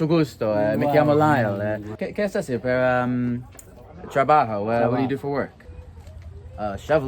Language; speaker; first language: Spanish; non-native, learner; English